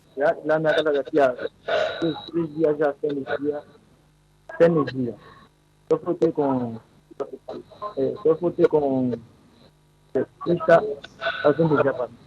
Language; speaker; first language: Portuguese; non-native, local second language; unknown